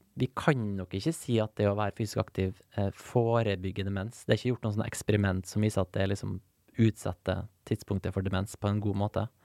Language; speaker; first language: Norwegian; native; Norwegian